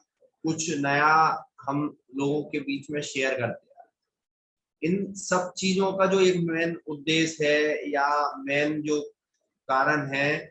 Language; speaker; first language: Hindi; native; Hindi